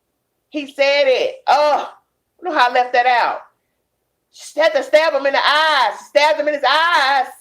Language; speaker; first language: English; native; English